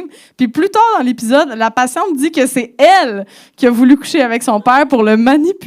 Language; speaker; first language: French; native; French